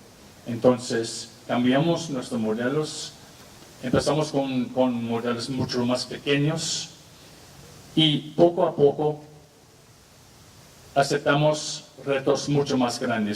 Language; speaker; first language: Spanish; non-native, fluent; English